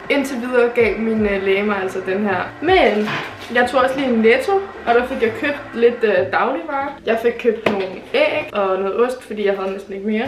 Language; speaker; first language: Danish; native; Danish